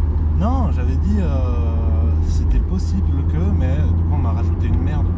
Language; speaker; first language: French; native; French